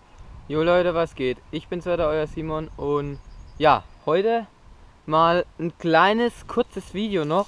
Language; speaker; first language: German; native; German